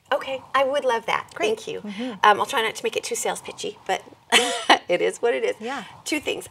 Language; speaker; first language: English; native; English